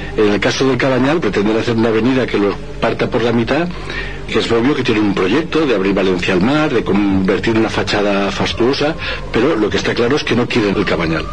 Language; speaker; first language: Spanish; native; Spanish